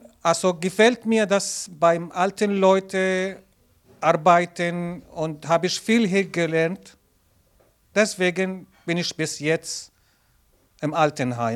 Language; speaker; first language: German; non-native, learner; Arabic